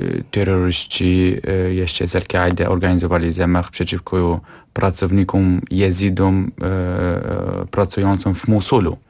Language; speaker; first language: Polish; non-native, fluent; Kurdish